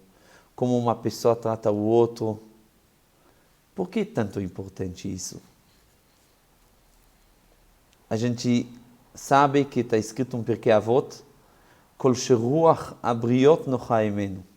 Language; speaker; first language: Portuguese; non-native, fluent; Hebrew